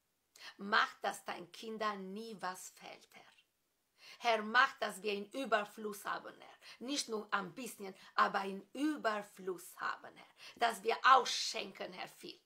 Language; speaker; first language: German; non-native, fluent; Albanian